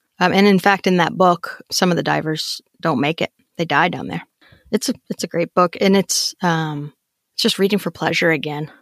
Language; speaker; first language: English; native; English